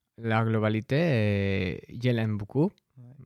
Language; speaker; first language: French; non-native, learner; Spanish